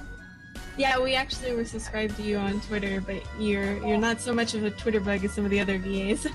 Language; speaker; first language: English; native; English